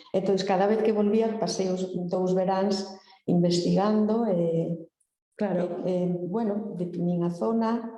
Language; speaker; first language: Galician; native; Galician